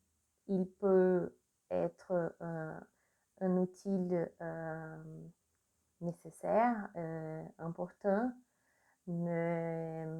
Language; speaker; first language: French; non-native, learner; Portuguese